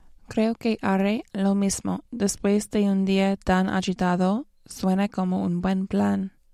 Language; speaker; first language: Spanish; non-native, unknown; English